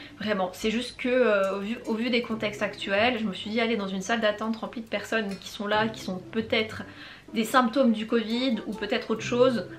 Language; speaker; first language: French; native; French